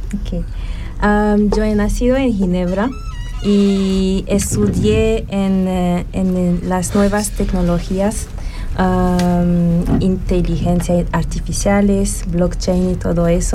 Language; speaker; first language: Spanish; early bilingual, heritage; Spanish